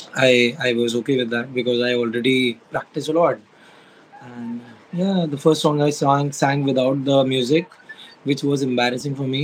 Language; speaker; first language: English; non-native, local second language; Hindi